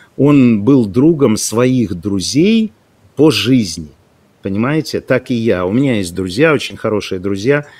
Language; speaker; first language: Russian; non-native, local second language; Ukrainian